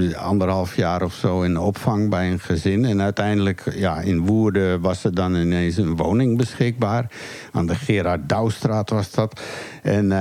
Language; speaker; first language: Dutch; early bilingual, other home language; Hungarian